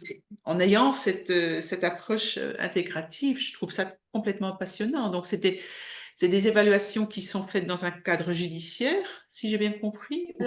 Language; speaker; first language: French; native; French